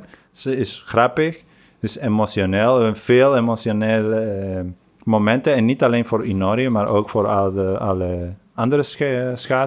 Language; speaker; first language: Dutch; non-native, fluent; Spanish